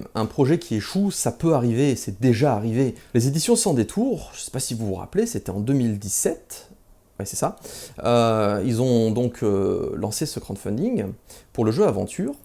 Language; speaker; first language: French; native; French